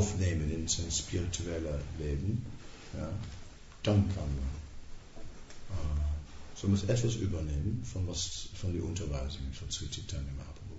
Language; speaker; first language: German; non-native, fluent; Dutch